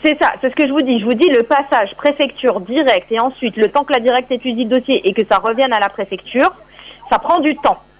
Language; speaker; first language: French; native; French